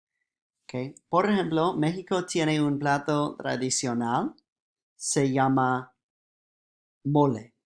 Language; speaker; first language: Spanish; non-native, fluent; English